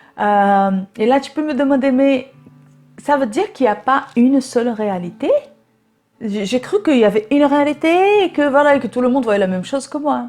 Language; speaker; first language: French; non-native, fluent; Portuguese